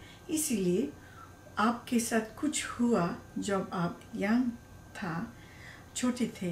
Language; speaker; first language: Hindi; non-native, learner; Bangla